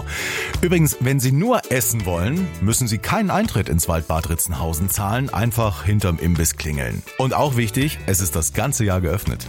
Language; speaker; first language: German; native; German